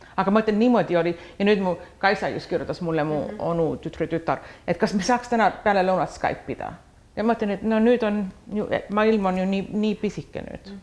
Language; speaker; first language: Estonian; early bilingual, heritage; Estonian